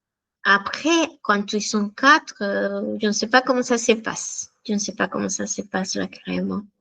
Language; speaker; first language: French; non-native, fluent; Spanish